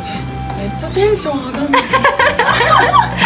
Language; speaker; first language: Japanese; native; Japanese